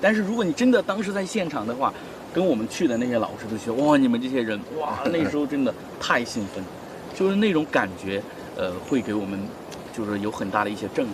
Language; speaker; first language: Chinese; native; Chinese